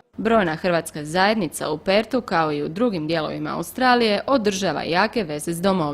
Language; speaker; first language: Croatian; native; Croatian